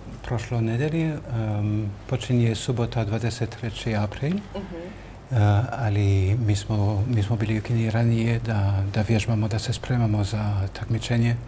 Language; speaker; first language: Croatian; non-native, learner; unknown